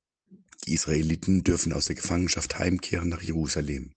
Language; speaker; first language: German; native; German